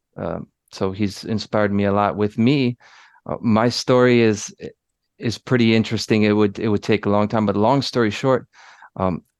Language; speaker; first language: English; early bilingual, other home language; Polish